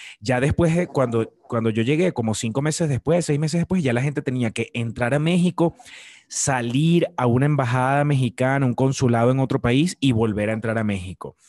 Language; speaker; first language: Spanish; native; Spanish